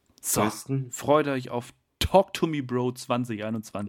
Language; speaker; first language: German; native; German